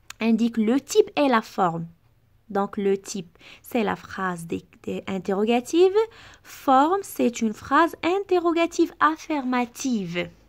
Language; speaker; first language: French; non-native, local second language; Arabic